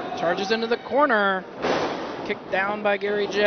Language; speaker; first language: English; native; English